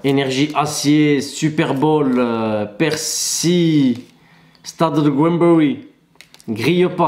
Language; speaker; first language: French; native; French